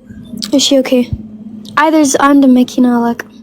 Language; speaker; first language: Amharic; non-native, learner; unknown